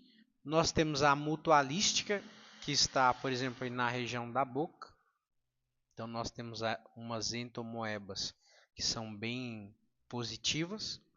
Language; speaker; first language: Portuguese; native; Portuguese